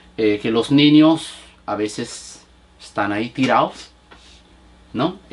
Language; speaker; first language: Spanish; non-native, fluent; Bangla